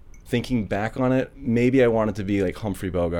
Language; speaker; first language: English; native; English